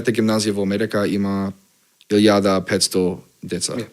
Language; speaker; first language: Macedonian; non-native, learner; English